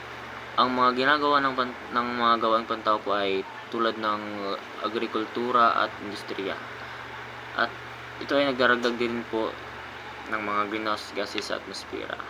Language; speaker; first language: Filipino; native; Filipino